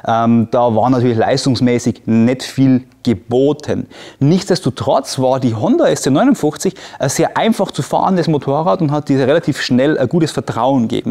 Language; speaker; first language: German; native; German